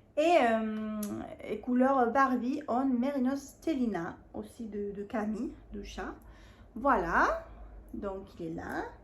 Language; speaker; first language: French; non-native, fluent; Spanish